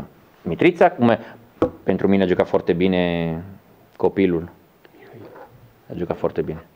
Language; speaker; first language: Romanian; non-native, learner; Italian